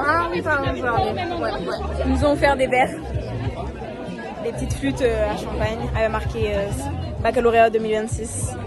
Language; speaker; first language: French; native; French